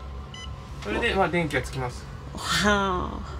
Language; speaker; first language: Japanese; native; Japanese